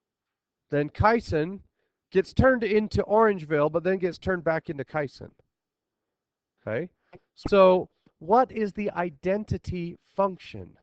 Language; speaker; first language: English; native; English